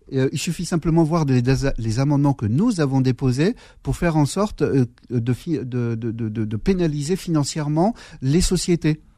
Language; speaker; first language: French; early bilingual, other home language; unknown